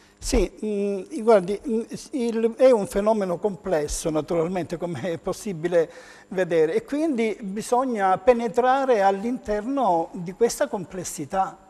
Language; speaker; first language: Italian; native; Italian